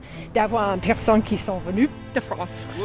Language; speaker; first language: French; non-native, fluent; English